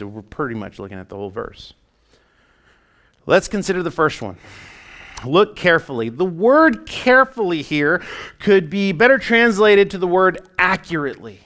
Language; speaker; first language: English; native; English